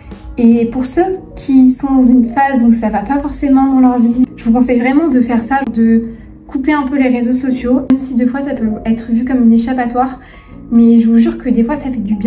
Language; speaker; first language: French; native; French